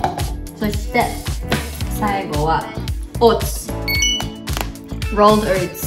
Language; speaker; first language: Japanese; early bilingual, heritage; Japanese